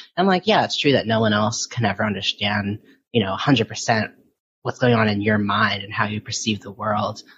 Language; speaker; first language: English; early bilingual, other home language; Filipino